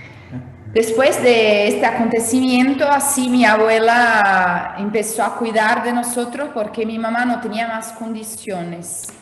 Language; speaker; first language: Spanish; non-native, fluent; Portuguese